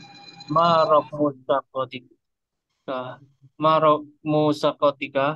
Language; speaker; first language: Arabic; non-native, learner; Indonesian